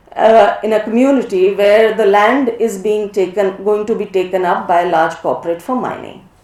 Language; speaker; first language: English; non-native, local second language; Hindi